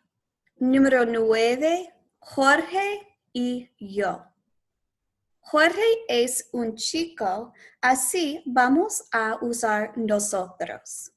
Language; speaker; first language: Spanish; non-native, fluent; English